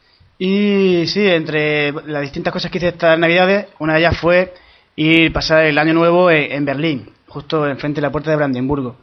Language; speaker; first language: Spanish; native; Spanish